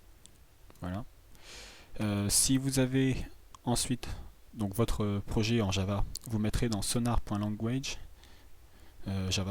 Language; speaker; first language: French; native; French